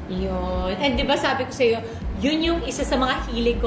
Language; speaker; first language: Filipino; native; Filipino